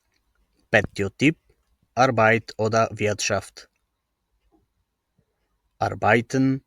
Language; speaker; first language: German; non-native, fluent; Macedonian